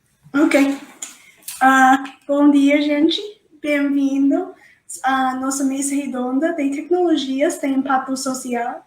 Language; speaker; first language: Portuguese; non-native, fluent; English